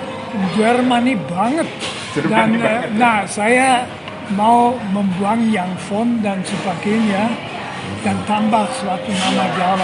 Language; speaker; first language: Indonesian; non-native, fluent; German